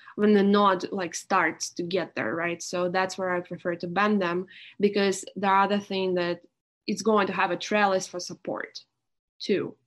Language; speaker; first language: English; non-native, fluent; Russian